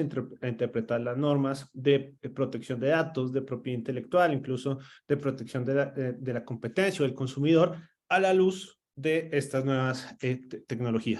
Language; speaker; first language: Spanish; native; Spanish